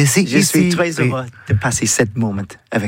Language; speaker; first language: French; non-native, learner; English